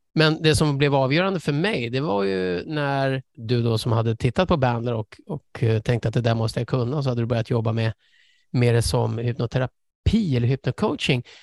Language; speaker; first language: Swedish; early bilingual, other home language; English